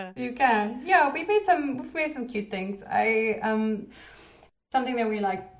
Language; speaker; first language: English; native; English